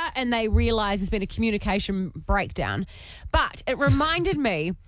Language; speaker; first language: English; native; English